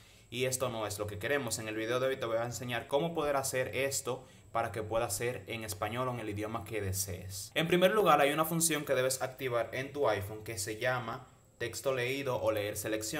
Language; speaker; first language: Spanish; native; Spanish